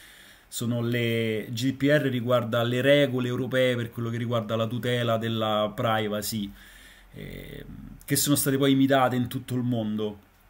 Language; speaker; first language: Italian; native; Italian